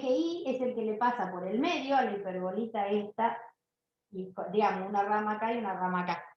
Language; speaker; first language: Spanish; native; Spanish